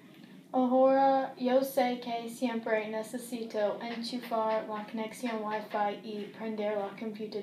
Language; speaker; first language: Spanish; non-native, learner; English